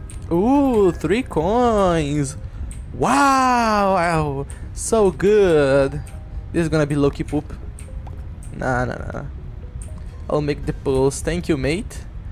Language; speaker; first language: English; non-native, fluent; Portuguese